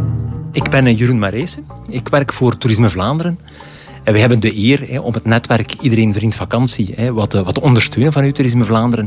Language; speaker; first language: Dutch; native; Dutch